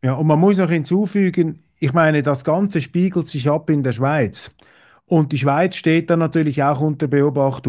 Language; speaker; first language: German; native; German